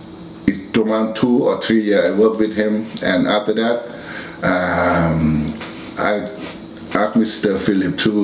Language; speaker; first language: English; non-native, learner; Thai